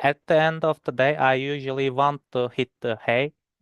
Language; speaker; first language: English; non-native, learner; Turkish